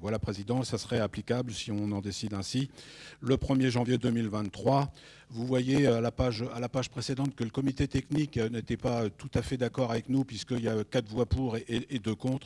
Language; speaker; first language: French; native; French